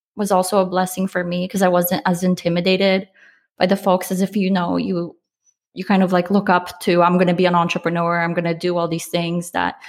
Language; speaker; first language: English; early bilingual, other home language; Polish